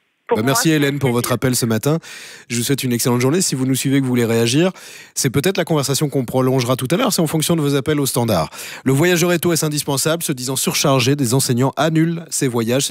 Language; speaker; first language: French; native; French